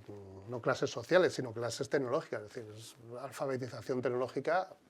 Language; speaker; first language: Spanish; native; Spanish